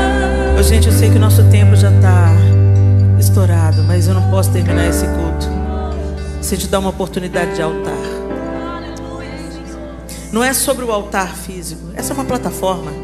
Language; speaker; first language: Portuguese; native; Portuguese